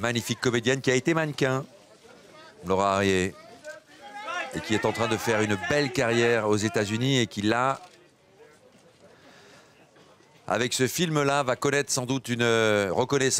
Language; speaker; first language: French; native; French